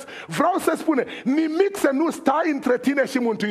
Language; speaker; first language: Romanian; non-native, fluent; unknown